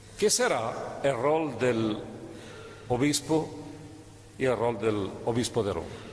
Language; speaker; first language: Spanish; non-native, fluent; Italian